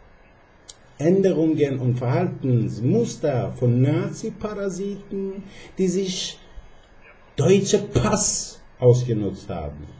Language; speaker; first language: German; non-native, fluent; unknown